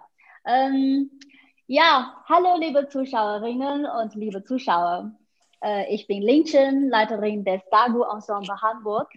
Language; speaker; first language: German; non-native, fluent; Chinese